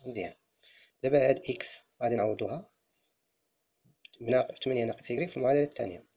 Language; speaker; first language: Arabic; native; Arabic